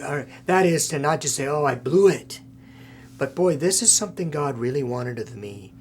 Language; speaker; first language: English; native; English